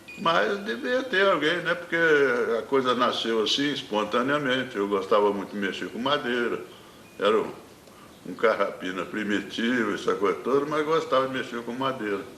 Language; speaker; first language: Portuguese; native; Portuguese